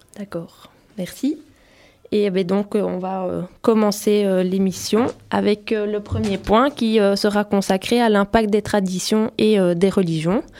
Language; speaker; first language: French; native; French